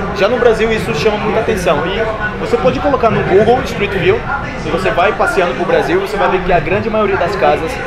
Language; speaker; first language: Portuguese; native; Portuguese